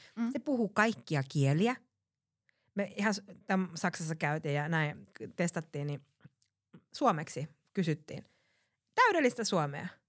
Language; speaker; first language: Finnish; early bilingual, heritage; Finnish